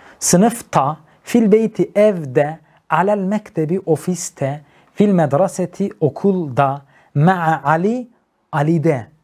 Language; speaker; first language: Arabic; non-native, learner; Turkish